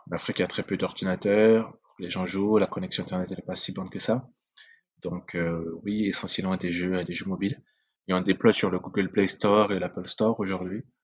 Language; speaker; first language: French; non-native, local second language; Sango